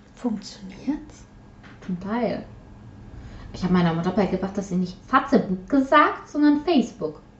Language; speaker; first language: German; early bilingual, other home language; Polish